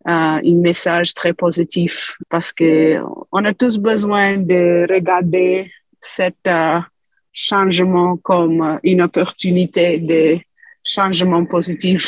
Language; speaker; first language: French; non-native, fluent; English